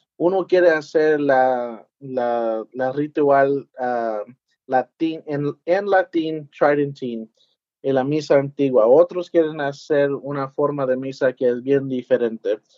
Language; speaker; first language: Spanish; early bilingual, heritage; English